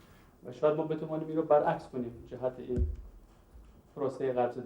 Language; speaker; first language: Persian; native; Persian